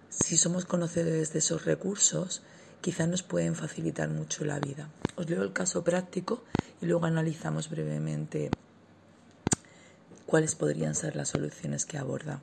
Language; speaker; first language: Spanish; native; Spanish